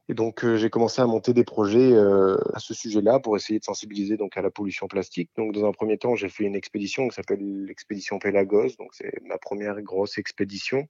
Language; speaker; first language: French; native; French